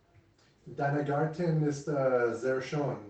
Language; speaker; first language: German; non-native, learner; English